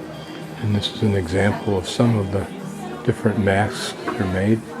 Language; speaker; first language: English; native; English